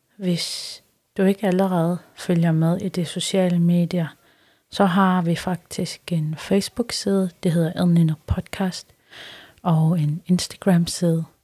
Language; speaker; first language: Danish; non-native, local second language; Kalaallisut